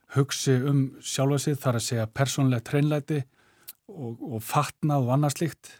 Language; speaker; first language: Icelandic; native; Icelandic